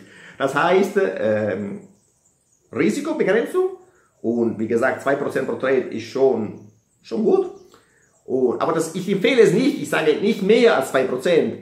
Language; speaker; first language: German; non-native, fluent; Italian